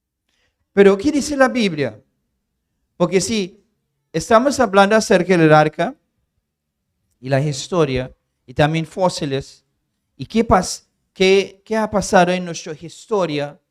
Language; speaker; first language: Spanish; non-native, fluent; English